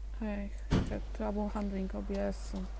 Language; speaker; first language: English; non-native, fluent; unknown